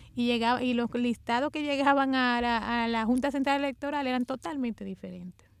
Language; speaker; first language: Spanish; native; Spanish